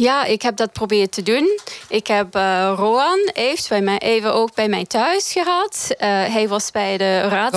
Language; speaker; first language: Dutch; non-native, fluent; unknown